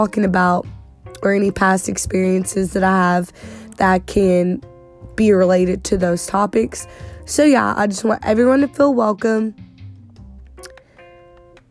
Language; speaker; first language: English; native; English